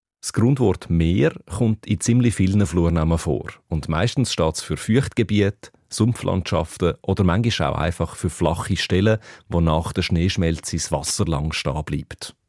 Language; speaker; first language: German; native; German